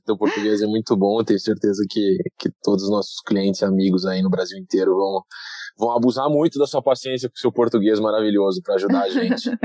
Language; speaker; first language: Portuguese; native; Portuguese